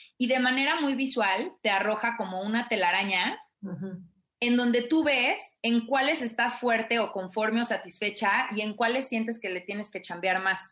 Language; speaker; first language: Spanish; native; Spanish